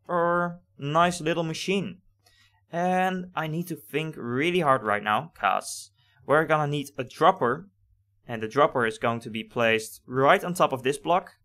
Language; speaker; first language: English; non-native, fluent; Dutch